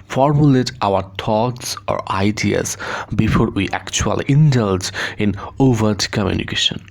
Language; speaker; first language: English; non-native, local second language; Bangla